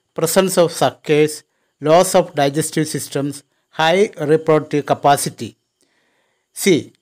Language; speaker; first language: English; non-native, local second language; Malayalam